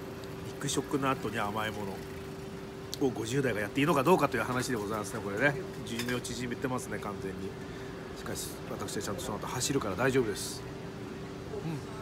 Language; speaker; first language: Japanese; native; Japanese